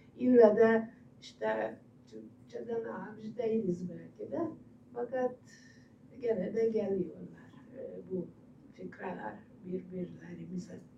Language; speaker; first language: Turkish; non-native, fluent; Hungarian